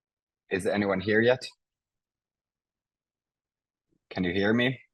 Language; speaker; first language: English; non-native, fluent; Finnish